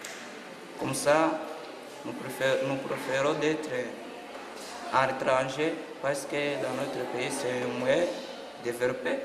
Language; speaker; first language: French; non-native, local second language; Kinyarwanda